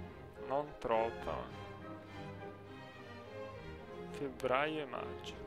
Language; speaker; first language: Italian; native; Italian